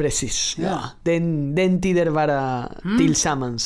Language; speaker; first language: Swedish; non-native, learner; Spanish